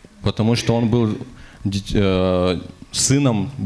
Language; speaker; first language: Russian; native; Russian